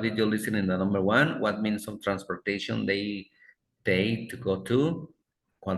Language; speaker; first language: English; non-native, fluent; Spanish